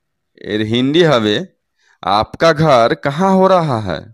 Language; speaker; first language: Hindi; non-native, fluent; Bangla